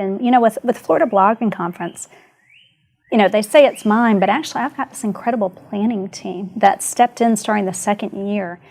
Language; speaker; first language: English; native; English